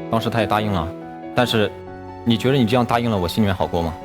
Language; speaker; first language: Chinese; native; Chinese